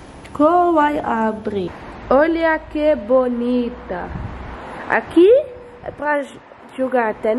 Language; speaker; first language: Portuguese; non-native, learner; Dutch